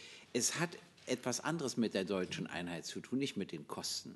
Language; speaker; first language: German; native; German